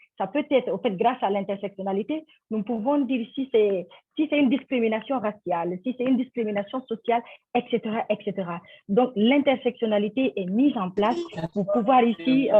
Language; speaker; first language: French; non-native, local second language; Fula